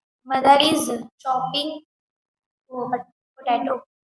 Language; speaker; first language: English; non-native, learner; Hindi